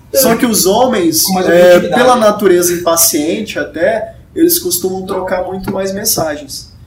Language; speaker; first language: Portuguese; native; Portuguese